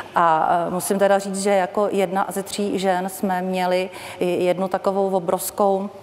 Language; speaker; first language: Czech; native; Czech